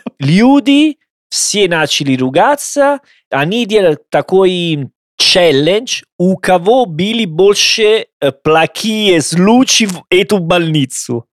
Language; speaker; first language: Russian; non-native, learner; Italian